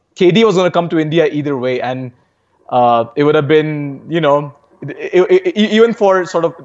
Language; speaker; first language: English; non-native, local second language; Hindi